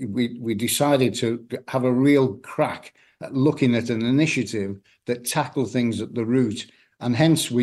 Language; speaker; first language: English; native; English